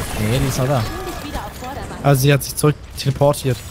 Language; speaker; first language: German; native; German